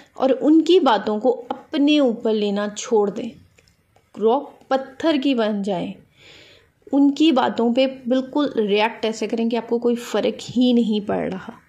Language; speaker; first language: Urdu; native; Urdu